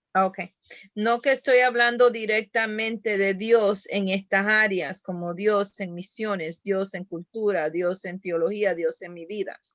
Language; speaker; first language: Spanish; early bilingual, heritage; Spanish